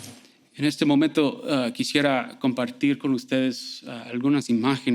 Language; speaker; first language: Spanish; early bilingual, heritage; Spanish